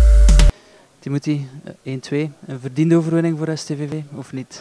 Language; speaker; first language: Dutch; native; Dutch